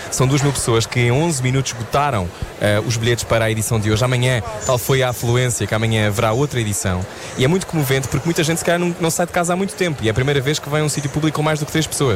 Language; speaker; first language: Portuguese; native; Portuguese